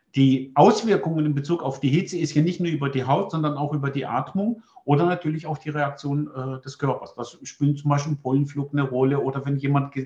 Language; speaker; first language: German; non-native, fluent; Greek